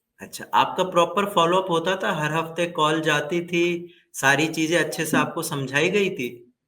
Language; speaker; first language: Hindi; native; Hindi